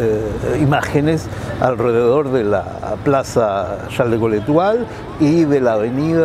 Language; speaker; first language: Spanish; native; Spanish